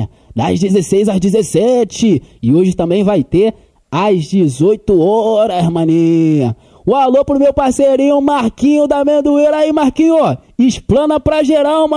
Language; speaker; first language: Portuguese; native; Portuguese